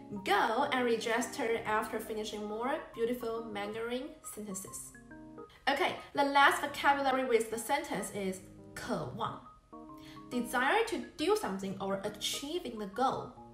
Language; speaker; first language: English; non-native, fluent; Chinese